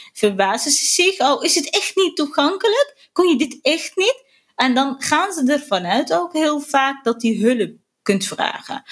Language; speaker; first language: Dutch; non-native, fluent; Arabic